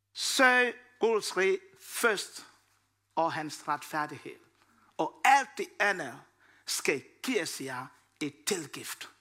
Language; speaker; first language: Danish; non-native, fluent; Lingala